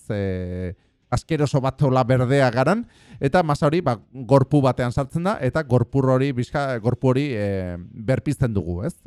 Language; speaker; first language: Basque; non-native, local second language; Spanish